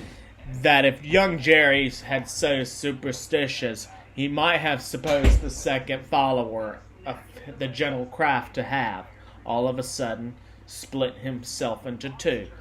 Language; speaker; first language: English; native; English